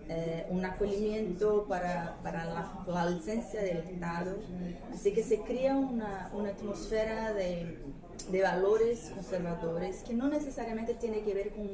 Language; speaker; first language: Spanish; non-native, fluent; Portuguese